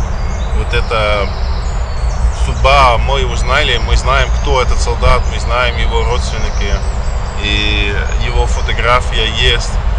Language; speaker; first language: Russian; non-native, fluent; Dutch